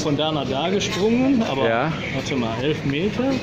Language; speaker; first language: German; native; German